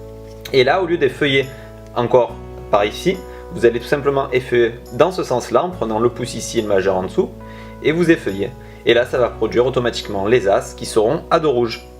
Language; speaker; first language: French; native; French